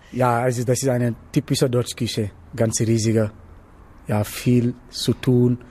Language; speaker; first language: German; non-native, learner; Wolof